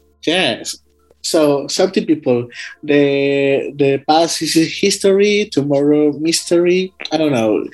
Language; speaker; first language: English; non-native, learner; Spanish